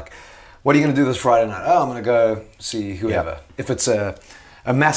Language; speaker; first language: English; native; English